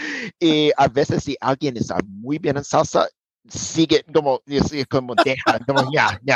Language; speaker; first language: Spanish; non-native, learner; English